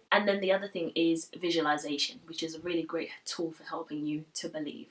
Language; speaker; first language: English; native; English